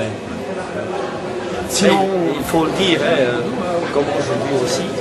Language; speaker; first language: French; non-native, local second language; Dutch